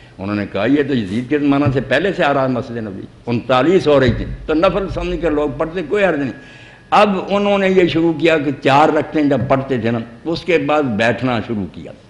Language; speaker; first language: Urdu; non-native, local second language; Punjabi